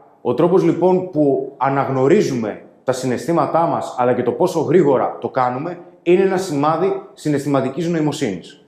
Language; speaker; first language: Greek; native; Greek